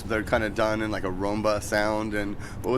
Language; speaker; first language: English; native; English